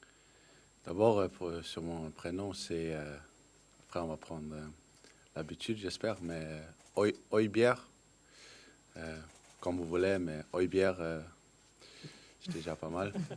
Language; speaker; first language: French; non-native, fluent; Danish